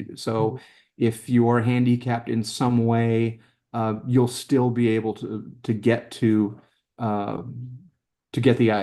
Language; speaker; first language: English; native; English